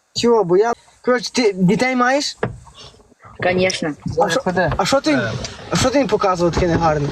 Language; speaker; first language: Ukrainian; non-native, local second language; Polish